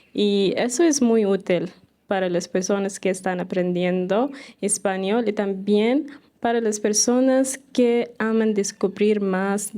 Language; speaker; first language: Spanish; non-native, fluent; Arabic